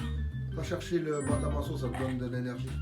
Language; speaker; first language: French; native; French